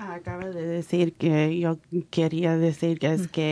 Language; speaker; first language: Spanish; early bilingual, heritage; Spanish